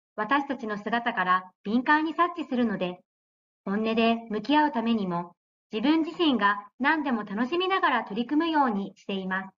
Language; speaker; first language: Japanese; native; Japanese